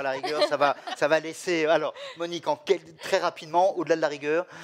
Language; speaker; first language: French; native; French